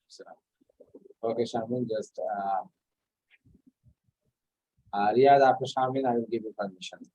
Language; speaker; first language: English; non-native, fluent; Bangla